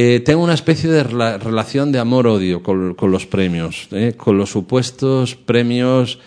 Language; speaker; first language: Spanish; native; Spanish